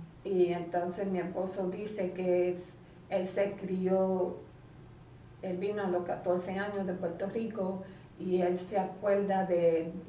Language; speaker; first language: Spanish; early bilingual, heritage; Spanish